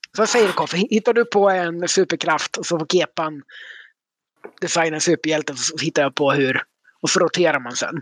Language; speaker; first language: Swedish; native; Swedish